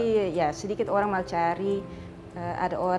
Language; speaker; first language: Indonesian; non-native, learner; Dutch